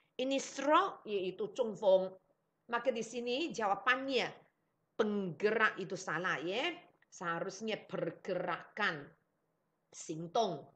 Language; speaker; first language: Malay; non-native, local second language; Chinese